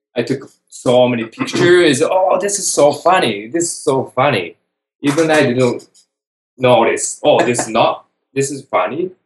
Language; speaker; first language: English; non-native, learner; Japanese